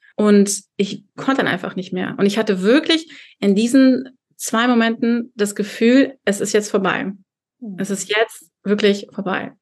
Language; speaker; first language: German; early bilingual, heritage; Russian